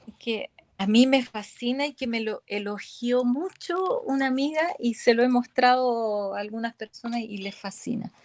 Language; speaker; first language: Spanish; native; Spanish